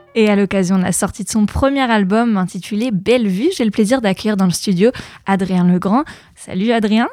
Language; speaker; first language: French; native; French